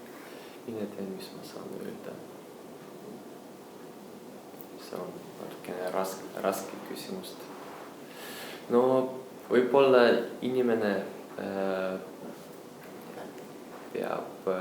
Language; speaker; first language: Estonian; non-native, local second language; Russian